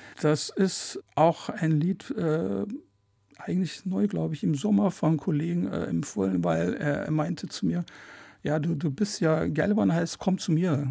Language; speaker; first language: German; early bilingual, other home language; Turkish